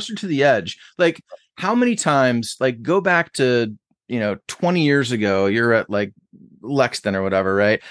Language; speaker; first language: English; native; English